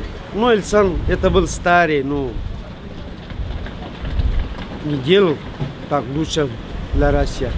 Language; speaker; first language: Russian; non-native, learner; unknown